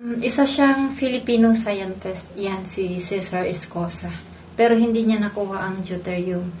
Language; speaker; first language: Filipino; non-native, local second language; Cebuano